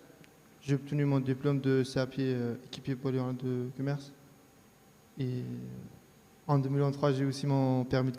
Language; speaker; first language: French; early bilingual, other home language; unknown